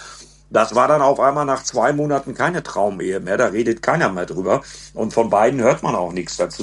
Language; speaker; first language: German; native; German